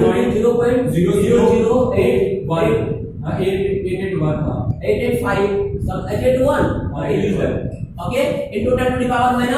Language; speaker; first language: English; non-native, local second language; Hindi